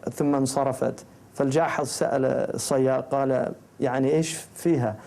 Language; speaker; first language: Arabic; non-native, fluent; English